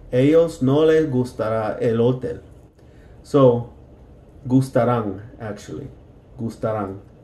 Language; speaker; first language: Spanish; non-native, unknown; English